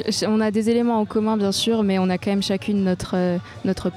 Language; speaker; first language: French; non-native, fluent; Greek